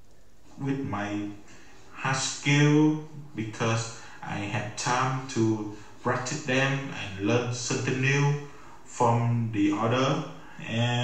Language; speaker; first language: English; non-native, learner; Vietnamese